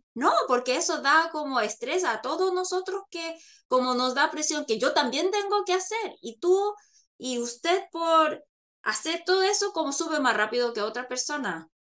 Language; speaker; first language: Spanish; non-native, fluent; Korean